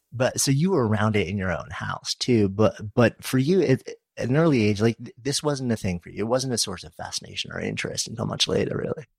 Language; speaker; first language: English; native; English